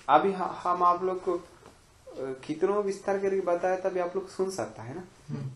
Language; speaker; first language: Hindi; non-native, fluent; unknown